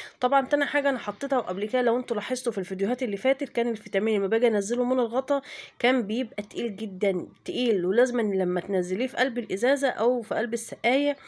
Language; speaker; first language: Arabic; native; Arabic